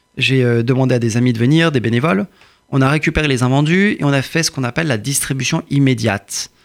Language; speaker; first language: French; early bilingual, other home language; Persian